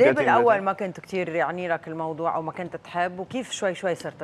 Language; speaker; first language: Arabic; native; Arabic